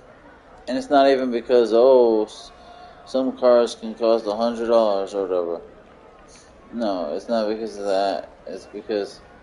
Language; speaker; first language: English; native; English